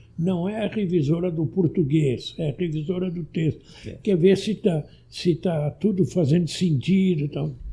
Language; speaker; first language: Portuguese; early bilingual, other home language; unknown